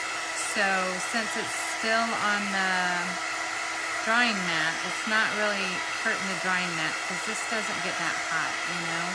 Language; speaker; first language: English; native; English